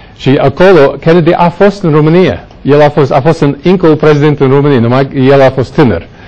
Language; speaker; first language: Romanian; non-native, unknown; English